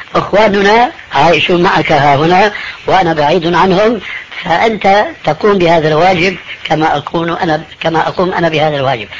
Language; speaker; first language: Arabic; early bilingual, other home language; Albanian